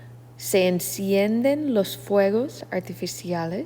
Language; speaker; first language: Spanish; non-native, fluent; English